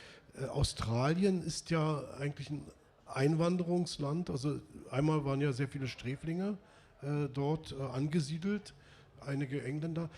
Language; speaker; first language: German; native; German